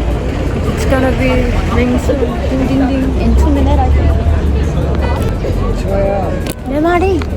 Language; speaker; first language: English; non-native, learner; Korean